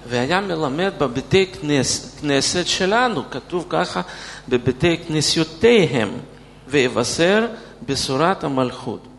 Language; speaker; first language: Hebrew; non-native, fluent; Russian